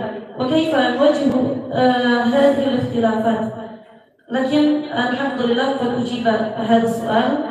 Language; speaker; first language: Arabic; non-native, fluent; Indonesian